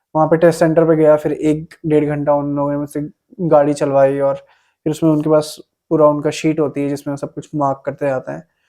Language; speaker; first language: Hindi; native; Hindi